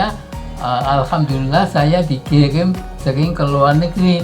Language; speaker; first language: Indonesian; non-native, local second language; Dutch